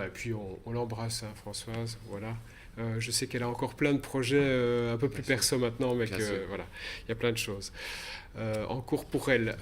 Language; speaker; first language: French; native; French